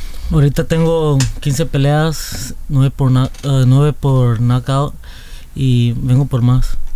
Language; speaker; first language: Spanish; early bilingual, heritage; Spanish